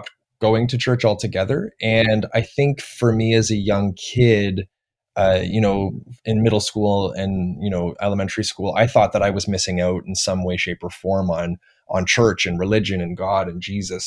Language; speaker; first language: English; native; English